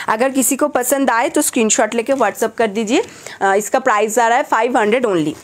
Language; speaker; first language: Hindi; non-native, local second language; Bangla